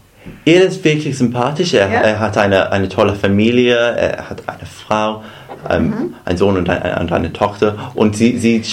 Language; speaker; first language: German; non-native, fluent; English